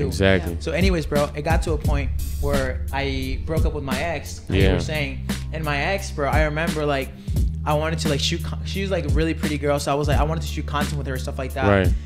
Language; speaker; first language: English; early bilingual, other home language; Spanish